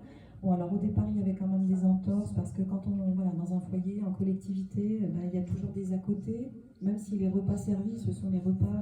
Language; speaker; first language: French; native; French